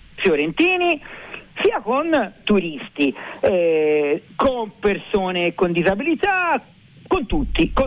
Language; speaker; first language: Italian; native; Italian